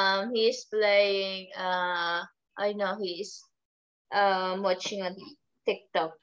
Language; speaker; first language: English; non-native, fluent; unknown